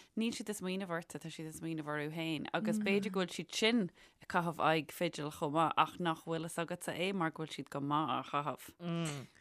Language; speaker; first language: Irish; native; Irish